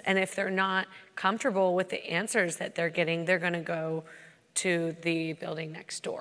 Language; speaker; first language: English; native; English